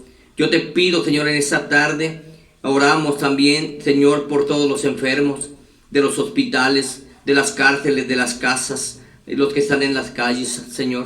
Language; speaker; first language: Spanish; native; Spanish